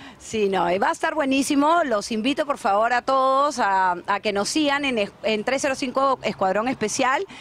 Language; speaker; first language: Spanish; native; Spanish